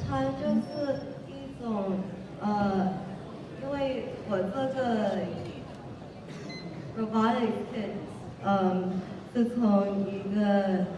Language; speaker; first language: Chinese; early bilingual, heritage; Chinese